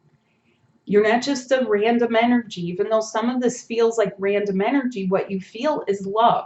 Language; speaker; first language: English; native; English